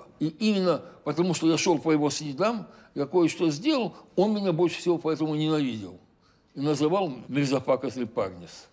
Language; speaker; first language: Russian; native; Russian